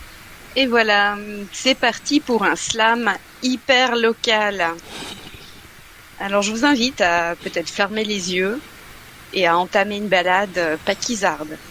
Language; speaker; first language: French; native; French